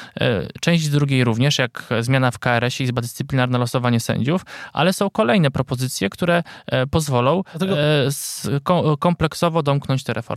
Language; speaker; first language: Polish; native; Polish